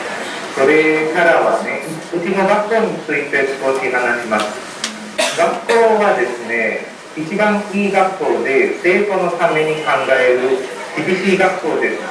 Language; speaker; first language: Japanese; non-native, fluent; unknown